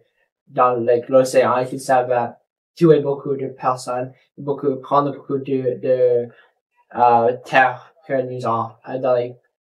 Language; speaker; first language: French; non-native, local second language; English